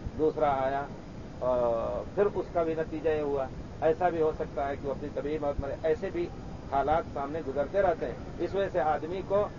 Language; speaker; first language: Urdu; native; Urdu